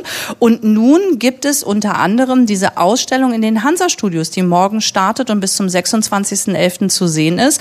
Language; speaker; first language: German; native; German